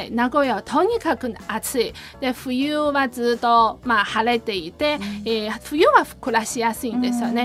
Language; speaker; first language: Japanese; non-native, fluent; Chinese